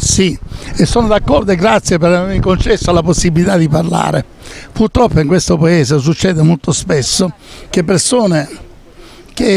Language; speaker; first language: Italian; native; Italian